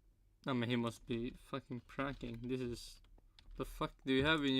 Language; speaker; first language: English; non-native, fluent; Swedish